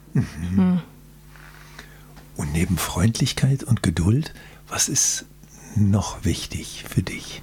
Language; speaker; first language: German; native; German